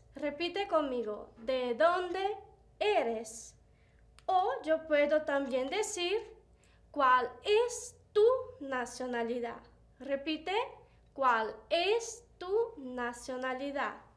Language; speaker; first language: Spanish; non-native, fluent; Portuguese